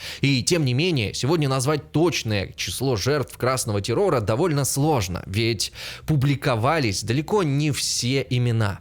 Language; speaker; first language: Russian; native; Russian